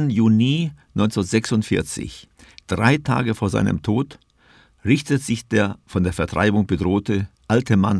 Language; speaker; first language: German; native; German